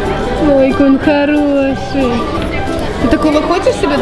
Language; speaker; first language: Russian; native; Russian